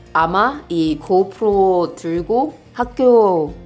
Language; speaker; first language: Korean; non-native, fluent; English